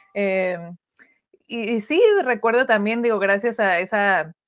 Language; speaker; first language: Spanish; native; Spanish